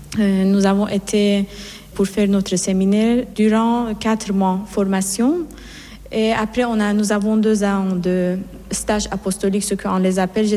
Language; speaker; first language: French; non-native, fluent; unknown